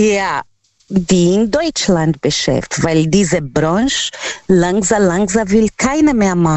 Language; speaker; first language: German; non-native, fluent; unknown